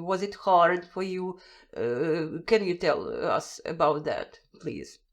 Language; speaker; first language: English; non-native, fluent; Russian